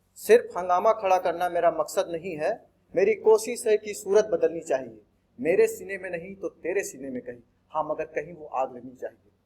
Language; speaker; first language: Hindi; native; Hindi